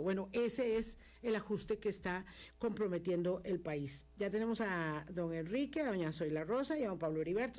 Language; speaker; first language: Spanish; native; Spanish